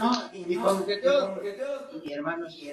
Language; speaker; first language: Spanish; native; Spanish